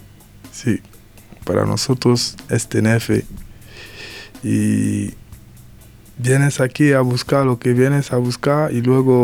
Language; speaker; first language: Spanish; non-native, learner; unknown